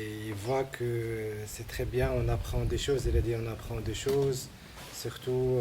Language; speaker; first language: French; non-native, local second language; Arabic